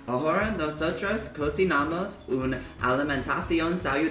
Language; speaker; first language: Spanish; non-native, learner; English